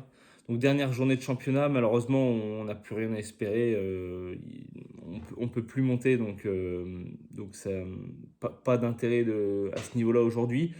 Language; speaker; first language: French; native; French